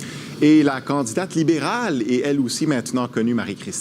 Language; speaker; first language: French; native; French